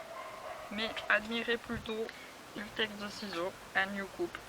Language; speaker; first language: French; native; French